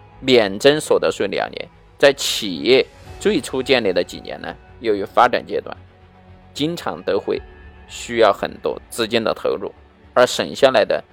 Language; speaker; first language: Chinese; native; Chinese